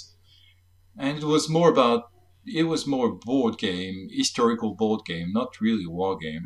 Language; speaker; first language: English; non-native, fluent; French